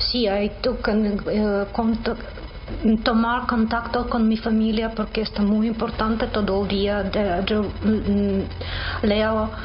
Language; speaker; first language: Spanish; non-native, learner; Ukrainian